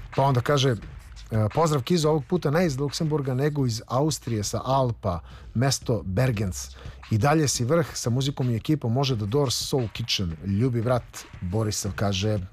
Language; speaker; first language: Serbian; native; Serbian